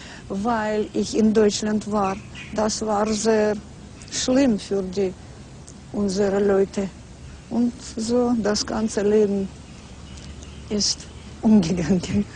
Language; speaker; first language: German; non-native, learner; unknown